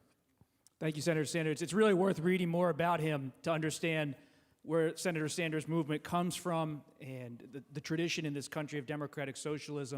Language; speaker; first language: English; native; English